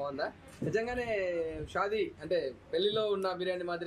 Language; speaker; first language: Telugu; native; Telugu